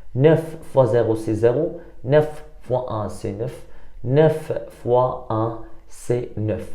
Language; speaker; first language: French; non-native, local second language; Arabic